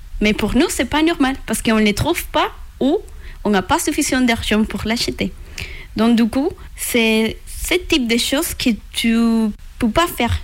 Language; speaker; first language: French; non-native, learner; Spanish